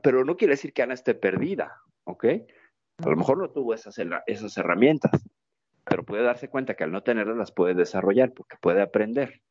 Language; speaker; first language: Spanish; native; Spanish